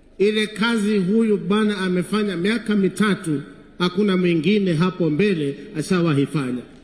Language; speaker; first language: Swahili; non-native, local second language; Kikuyu